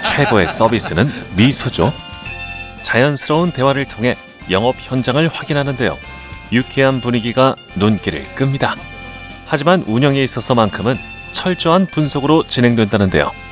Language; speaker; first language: Korean; native; Korean